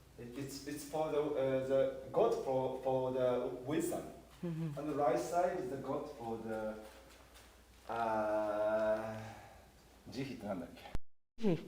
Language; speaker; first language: English; non-native, learner; Japanese